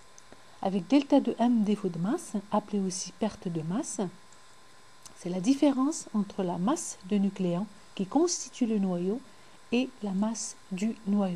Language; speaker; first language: French; non-native, local second language; Arabic